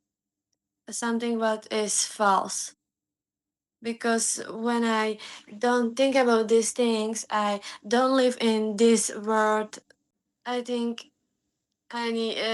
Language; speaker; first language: English; non-native, learner; Slovak